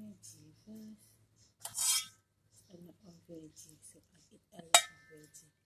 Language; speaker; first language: English; non-native, local second language; Malay